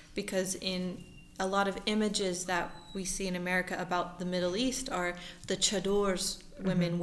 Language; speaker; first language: English; early bilingual, other home language; Persian